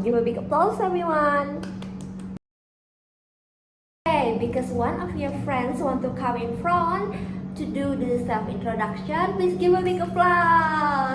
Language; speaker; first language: English; non-native, fluent; Indonesian